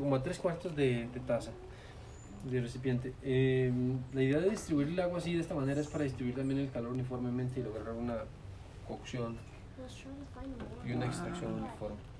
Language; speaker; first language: Spanish; native; Spanish